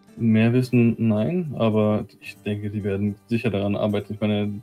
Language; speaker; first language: German; native; German